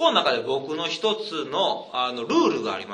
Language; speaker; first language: Japanese; native; Japanese